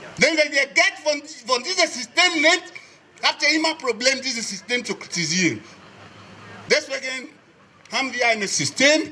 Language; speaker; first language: German; non-native, fluent; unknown